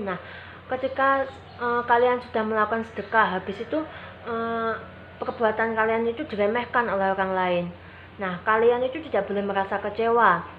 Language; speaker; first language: Indonesian; native; Indonesian